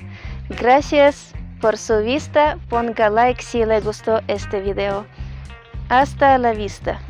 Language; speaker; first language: Spanish; non-native, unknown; Russian